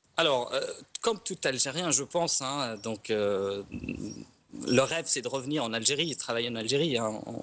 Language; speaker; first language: French; non-native, local second language; Arabic